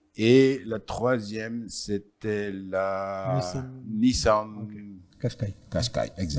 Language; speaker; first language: French; non-native, fluent; Dutch